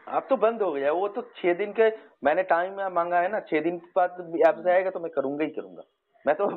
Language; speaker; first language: Hindi; non-native, local second language; Bangla